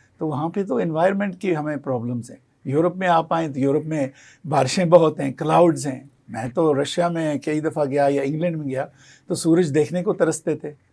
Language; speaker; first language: Urdu; non-native, local second language; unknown